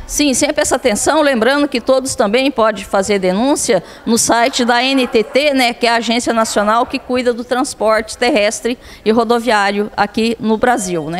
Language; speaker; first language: Portuguese; native; Portuguese